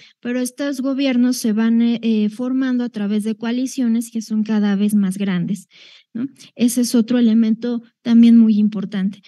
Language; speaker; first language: Spanish; native; Spanish